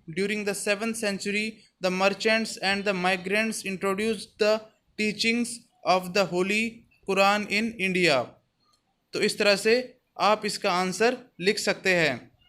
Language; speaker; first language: Hindi; native; Hindi